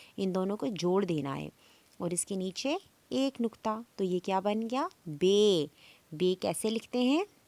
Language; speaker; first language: Urdu; native; Urdu